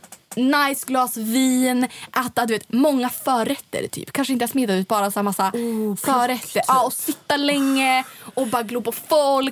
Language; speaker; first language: Swedish; native; Swedish